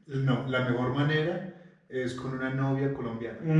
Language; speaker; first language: Spanish; non-native, fluent; English